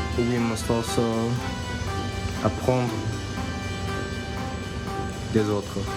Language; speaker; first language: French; non-native, learner; English